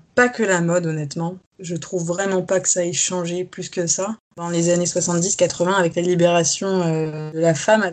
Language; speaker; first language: French; native; French